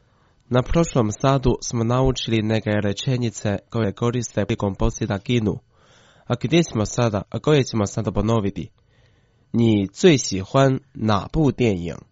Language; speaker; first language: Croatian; non-native, fluent; Chinese